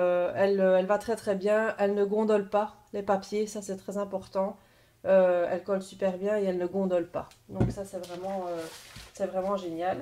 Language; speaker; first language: French; native; French